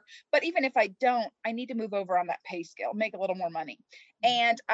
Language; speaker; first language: English; native; English